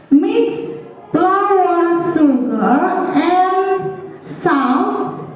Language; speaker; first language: English; non-native, learner; Indonesian